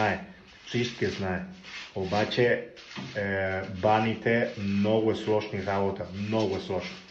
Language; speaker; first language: Bulgarian; non-native, learner; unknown